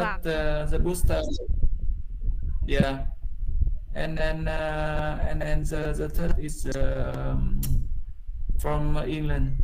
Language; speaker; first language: English; non-native, learner; Vietnamese